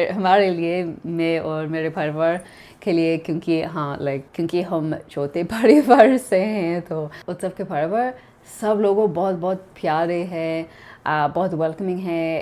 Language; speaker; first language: Hindi; non-native, learner; English